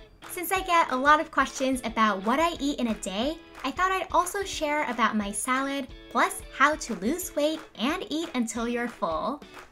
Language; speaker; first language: English; early bilingual, other home language; Japanese